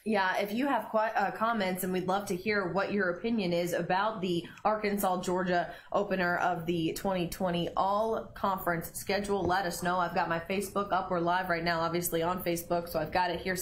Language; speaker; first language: English; native; English